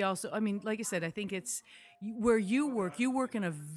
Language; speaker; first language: English; native; English